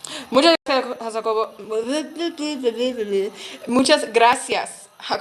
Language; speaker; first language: Spanish; non-native, learner; English